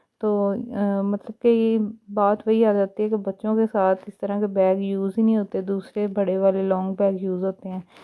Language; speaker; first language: Urdu; native; Urdu